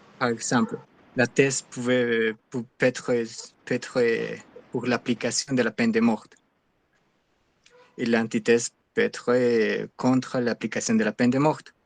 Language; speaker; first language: French; non-native, learner; Spanish